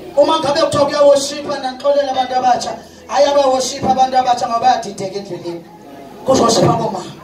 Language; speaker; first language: Zulu; non-native, local second language; Xhosa